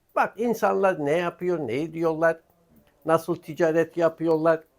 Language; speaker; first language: Turkish; non-native, local second language; Armenian